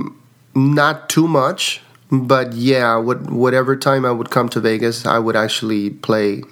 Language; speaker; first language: English; early bilingual, other home language; Spanish